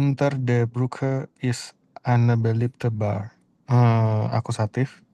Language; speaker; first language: German; non-native, learner; Indonesian